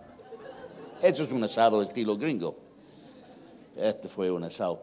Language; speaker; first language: Spanish; non-native, fluent; English